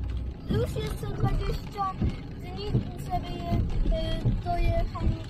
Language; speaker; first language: Polish; early bilingual, heritage; Polish